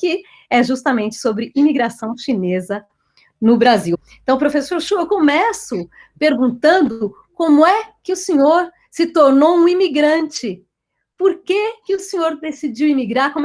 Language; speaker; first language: Portuguese; native; Portuguese